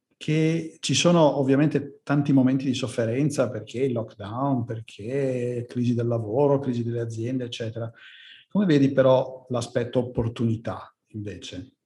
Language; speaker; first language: Italian; native; Italian